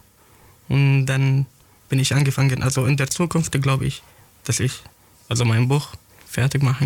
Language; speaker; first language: German; non-native, fluent; Arabic